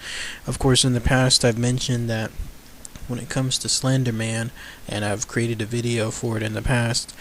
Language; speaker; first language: English; native; English